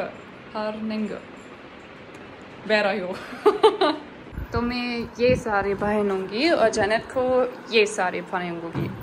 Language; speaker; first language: Hindi; non-native, learner; German